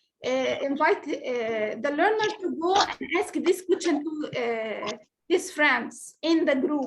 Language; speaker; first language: English; non-native, fluent; Arabic